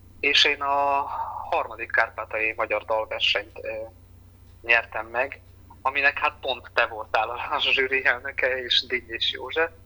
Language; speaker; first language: Hungarian; native; Hungarian